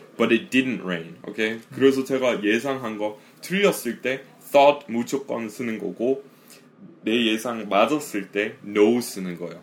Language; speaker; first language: Korean; non-native, fluent; English